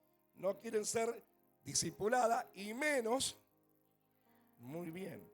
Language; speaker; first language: Spanish; native; Spanish